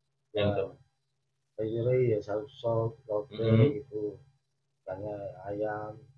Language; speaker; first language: Indonesian; non-native, local second language; Javanese